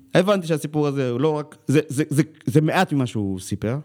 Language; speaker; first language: Hebrew; early bilingual, other home language; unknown